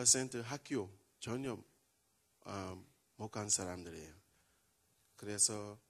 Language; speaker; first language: Korean; non-native, learner; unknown